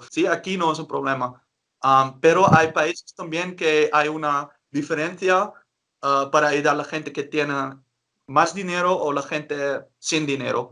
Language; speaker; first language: Spanish; non-native, learner; Dutch